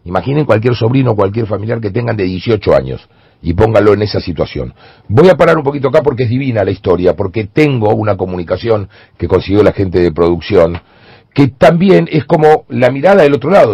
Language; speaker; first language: Spanish; native; Spanish